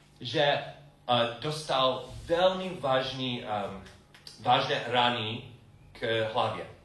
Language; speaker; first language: Czech; non-native, learner; English